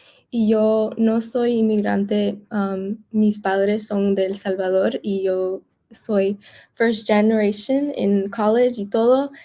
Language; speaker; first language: Spanish; early bilingual, heritage; Spanish